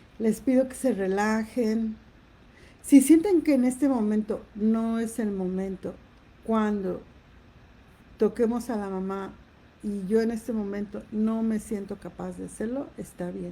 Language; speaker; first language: Spanish; native; Spanish